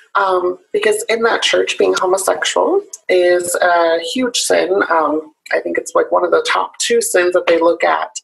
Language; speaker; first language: English; native; English